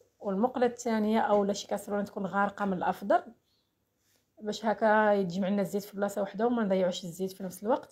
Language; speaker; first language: Arabic; native; Arabic